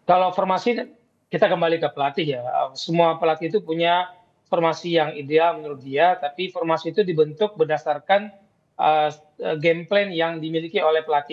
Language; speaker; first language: Indonesian; native; Indonesian